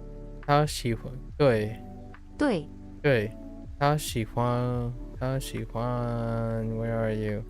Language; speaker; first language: Chinese; non-native, learner; English